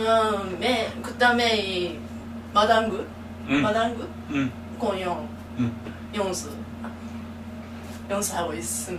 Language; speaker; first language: Korean; non-native, learner; Japanese